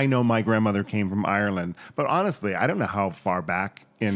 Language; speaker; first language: English; native; English